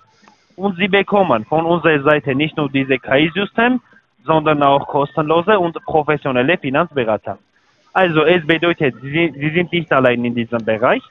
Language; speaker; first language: German; non-native, learner; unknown